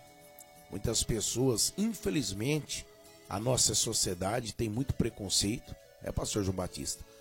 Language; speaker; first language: Portuguese; native; Portuguese